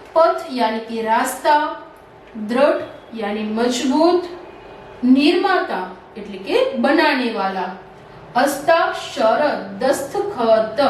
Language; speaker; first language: Hindi; non-native, local second language; Gujarati